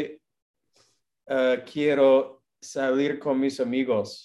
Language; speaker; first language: Spanish; non-native, learner; English